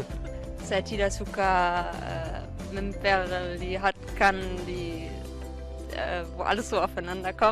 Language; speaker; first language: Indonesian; non-native, learner; German